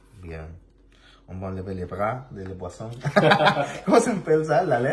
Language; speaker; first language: French; non-native, learner; Spanish